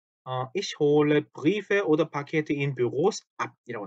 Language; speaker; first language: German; non-native, fluent; Korean